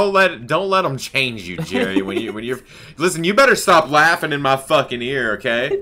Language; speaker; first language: English; native; English